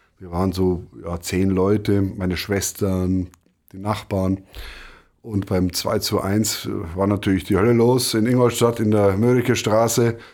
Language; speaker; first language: German; native; German